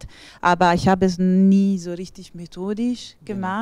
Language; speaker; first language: German; non-native, fluent; Italian